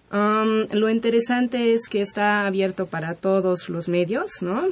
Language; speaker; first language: Spanish; non-native, fluent; German